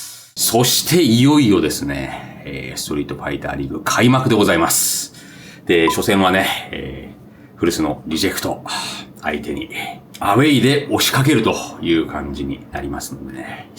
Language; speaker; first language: Japanese; native; Japanese